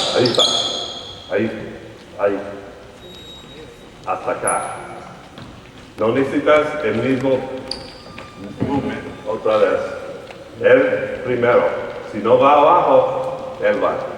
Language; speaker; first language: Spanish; early bilingual, heritage; Spanish